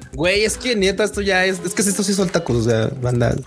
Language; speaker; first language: Spanish; native; Spanish